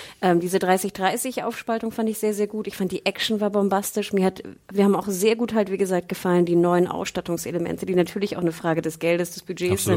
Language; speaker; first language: German; native; German